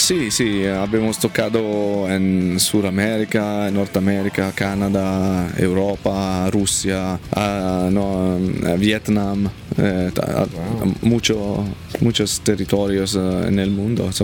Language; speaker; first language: Spanish; non-native, learner; Italian